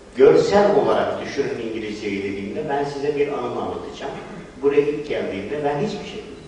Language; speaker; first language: Turkish; non-native, fluent; English